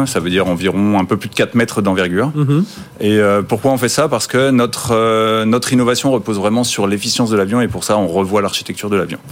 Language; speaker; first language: French; native; French